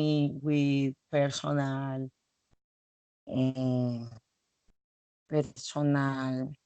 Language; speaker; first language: English; non-native, learner; Spanish